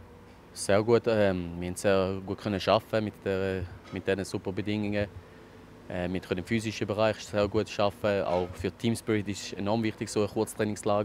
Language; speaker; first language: German; early bilingual, other home language; Albanian